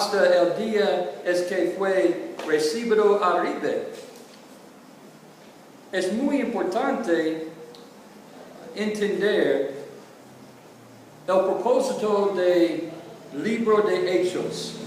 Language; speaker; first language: Spanish; non-native, learner; English